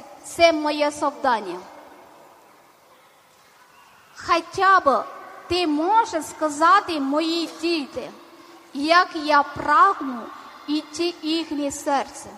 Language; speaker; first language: Ukrainian; non-native, learner; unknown